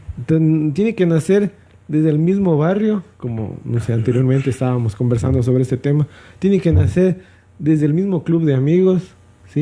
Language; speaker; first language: Spanish; native; Spanish